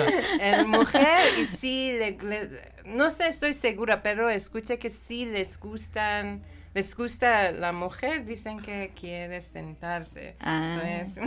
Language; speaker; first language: Spanish; non-native, learner; Persian